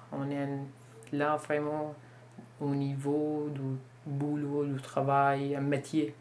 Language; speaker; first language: French; non-native, learner; Kurdish